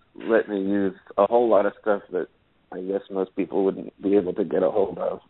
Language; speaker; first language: English; native; English